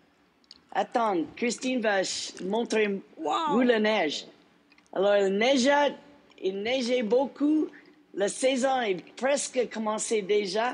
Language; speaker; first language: French; non-native, local second language; English